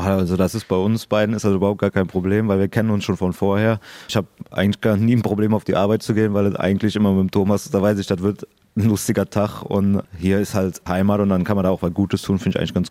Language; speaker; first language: German; native; German